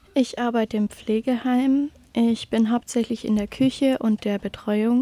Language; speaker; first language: German; native; German